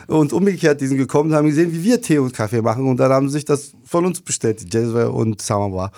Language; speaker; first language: German; early bilingual, other home language; Turkish